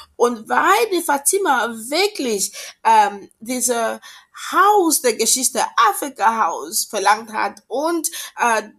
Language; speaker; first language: German; non-native, fluent; French